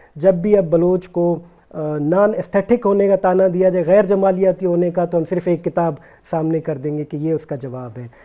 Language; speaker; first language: Urdu; non-native, local second language; Baluchi